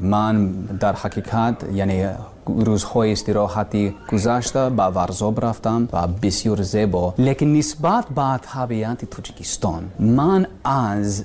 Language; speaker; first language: Persian; non-native, learner; English